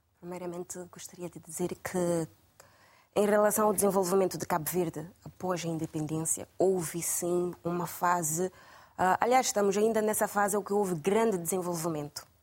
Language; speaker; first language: Portuguese; non-native, local second language; Kabuverdianu